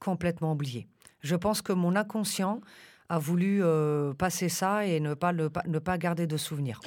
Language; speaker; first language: French; early bilingual, other home language; Romanian